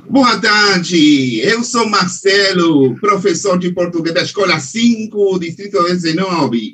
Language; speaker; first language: Portuguese; non-native, fluent; Spanish